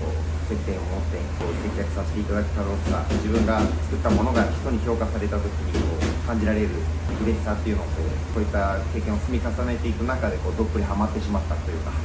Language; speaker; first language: Japanese; native; Japanese